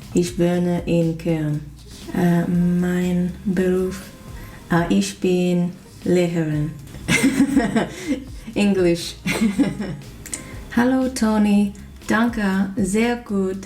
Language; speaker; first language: German; non-native, learner; English